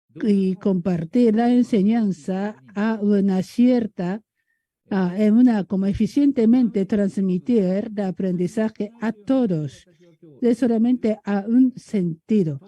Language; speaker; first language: Spanish; non-native, learner; Japanese